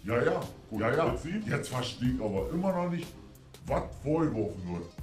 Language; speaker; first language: German; native; German